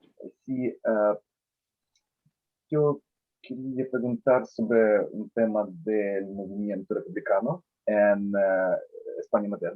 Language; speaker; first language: Spanish; non-native, learner; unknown